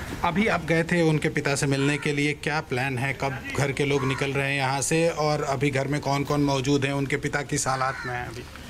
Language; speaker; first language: Hindi; native; Hindi